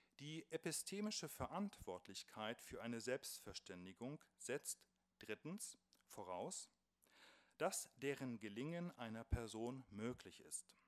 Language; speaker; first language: German; native; German